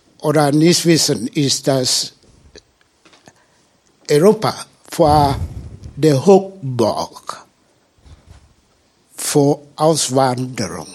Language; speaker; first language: German; non-native, learner; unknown